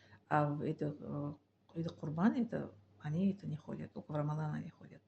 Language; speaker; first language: Russian; non-native, learner; Tajik